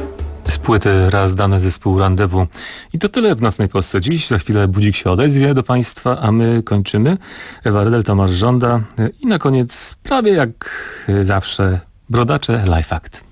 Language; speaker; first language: Polish; native; Polish